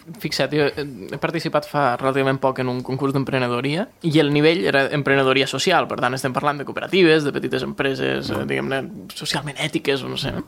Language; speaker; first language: Catalan; native; Catalan